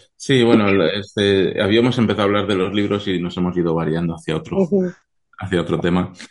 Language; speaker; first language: Spanish; native; Spanish